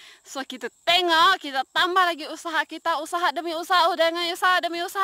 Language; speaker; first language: Malay; non-native, local second language; Central Dusun